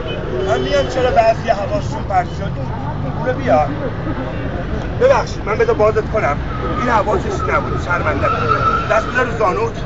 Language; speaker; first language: Persian; native; Persian